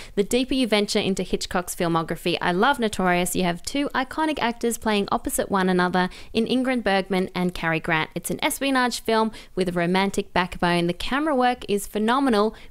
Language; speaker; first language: English; native; English